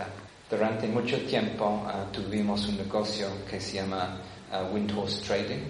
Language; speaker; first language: Spanish; non-native, fluent; English